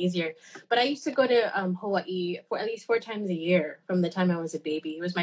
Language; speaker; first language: English; native; English